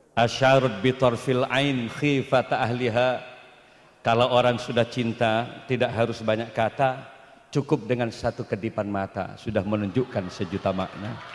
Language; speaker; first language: Indonesian; non-native, local second language; Madurese